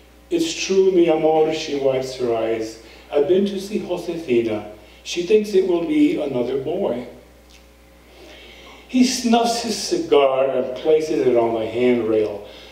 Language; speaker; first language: English; early bilingual, other home language; Spanish